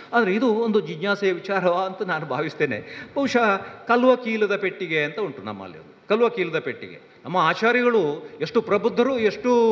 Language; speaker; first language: Kannada; non-native, local second language; Tulu